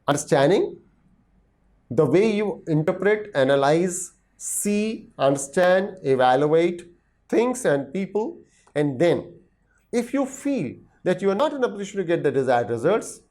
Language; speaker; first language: English; non-native, local second language; Hindi